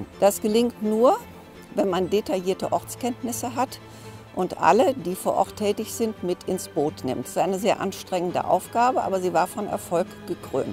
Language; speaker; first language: German; native; German